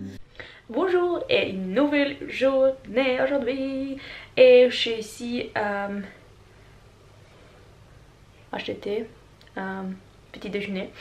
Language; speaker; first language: French; non-native, learner; Norwegian